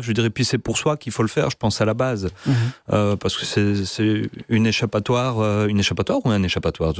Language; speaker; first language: French; native; French